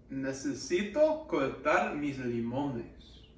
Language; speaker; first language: Spanish; non-native, learner; English